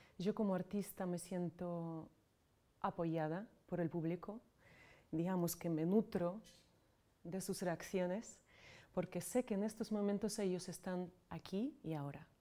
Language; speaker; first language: Spanish; non-native, fluent; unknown